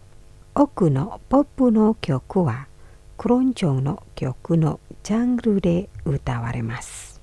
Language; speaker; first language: Japanese; non-native, fluent; Indonesian